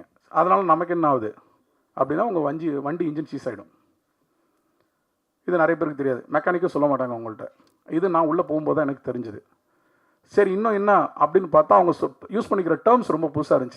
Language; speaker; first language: Tamil; native; Tamil